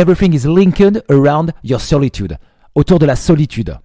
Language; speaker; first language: French; native; French